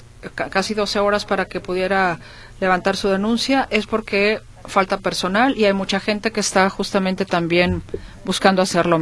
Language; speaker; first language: Spanish; native; Spanish